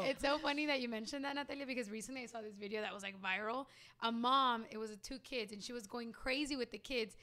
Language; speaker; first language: English; early bilingual, other home language; Spanish